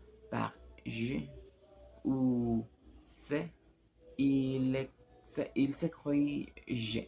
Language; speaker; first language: French; non-native, learner; Spanish